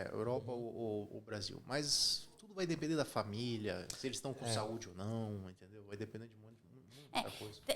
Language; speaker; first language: Portuguese; early bilingual, heritage; Portuguese